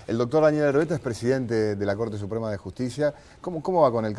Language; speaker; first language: Spanish; native; Spanish